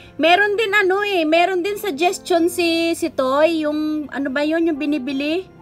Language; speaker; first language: Filipino; non-native, local second language; Hiligaynon